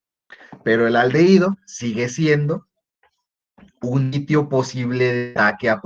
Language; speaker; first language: Spanish; native; Spanish